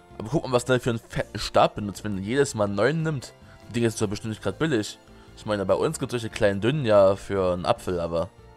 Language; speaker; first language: German; native; German